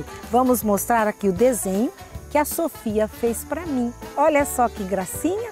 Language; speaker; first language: Portuguese; native; Portuguese